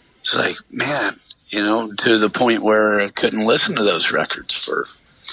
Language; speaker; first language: English; native; English